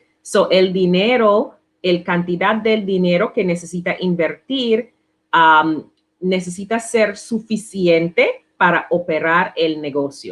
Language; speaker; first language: Spanish; non-native, learner; English